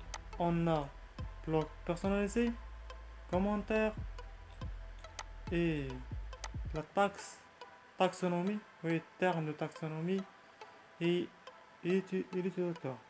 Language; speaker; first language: French; non-native, learner; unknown